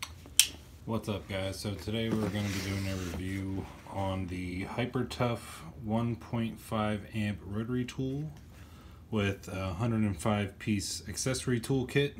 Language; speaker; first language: English; native; English